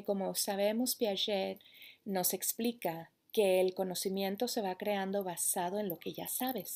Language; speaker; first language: Spanish; native; Spanish